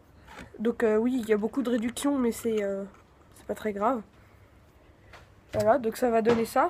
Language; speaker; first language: French; native; French